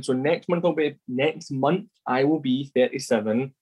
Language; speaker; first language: English; native; English